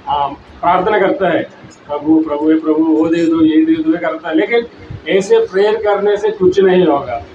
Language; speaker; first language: Hindi; non-native, local second language; Telugu